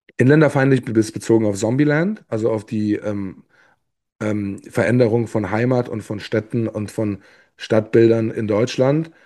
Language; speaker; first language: German; early bilingual, other home language; Polish